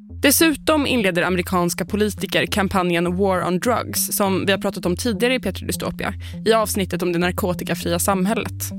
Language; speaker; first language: Swedish; native; Swedish